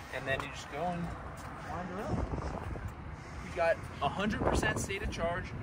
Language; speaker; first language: English; native; English